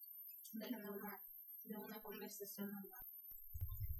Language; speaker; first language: Catalan; non-native, learner; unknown